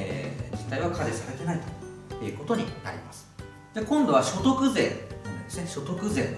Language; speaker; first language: Japanese; native; Japanese